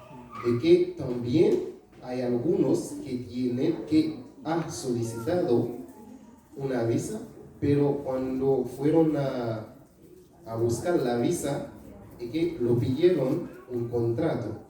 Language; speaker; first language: Spanish; non-native, fluent; Haitian Creole